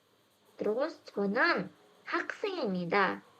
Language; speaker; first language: Korean; non-native, fluent; Indonesian